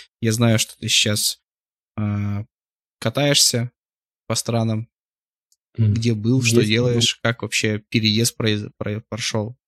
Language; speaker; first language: Russian; native; Russian